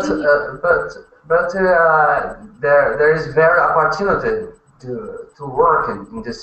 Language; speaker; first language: English; non-native, learner; Portuguese